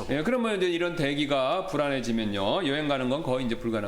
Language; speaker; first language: Korean; native; Korean